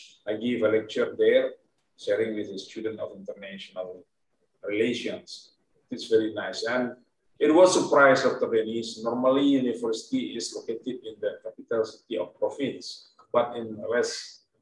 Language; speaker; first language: English; non-native, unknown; Indonesian